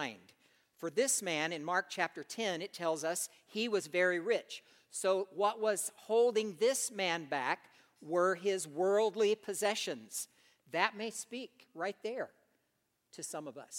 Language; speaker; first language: English; native; English